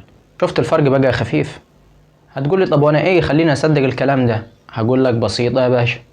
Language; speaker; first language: Arabic; native; Arabic